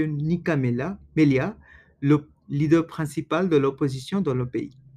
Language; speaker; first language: French; non-native, learner; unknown